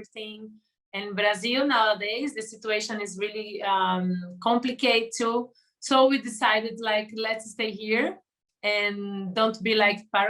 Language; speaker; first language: English; non-native, learner; Portuguese